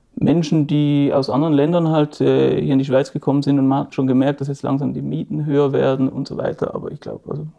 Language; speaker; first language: German; native; German